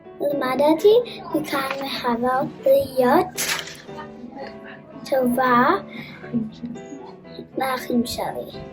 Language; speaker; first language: Hebrew; non-native, learner; English